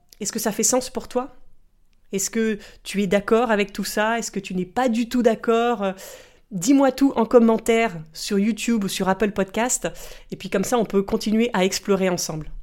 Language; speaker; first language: French; native; French